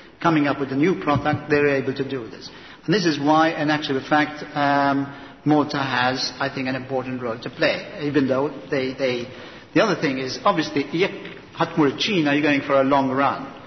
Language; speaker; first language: English; non-native, local second language; Maltese